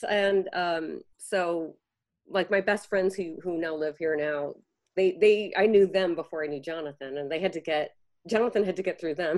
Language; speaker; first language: English; native; English